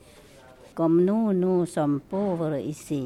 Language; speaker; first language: French; non-native, learner; Lao